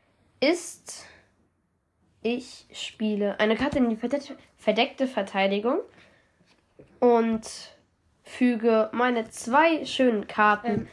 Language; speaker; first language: German; native; German